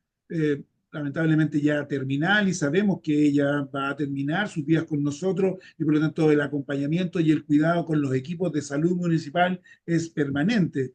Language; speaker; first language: Spanish; native; Spanish